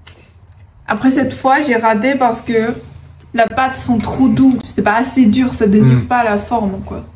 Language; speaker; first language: French; non-native, fluent; Chinese